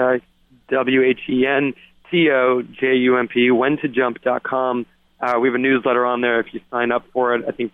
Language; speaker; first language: English; native; English